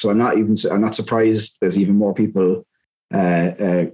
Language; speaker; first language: English; native; English